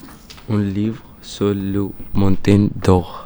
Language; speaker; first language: French; non-native, learner; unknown